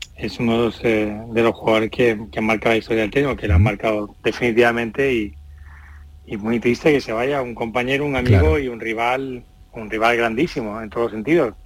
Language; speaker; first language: Spanish; native; Spanish